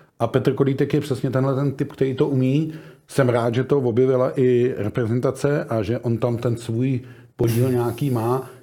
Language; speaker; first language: Czech; native; Czech